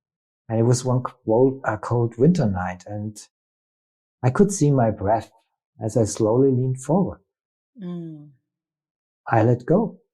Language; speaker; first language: English; non-native, fluent; German